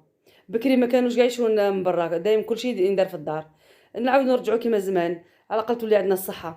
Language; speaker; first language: Arabic; native; Arabic